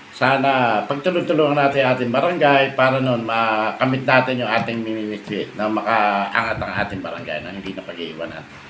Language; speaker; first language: Filipino; native; Filipino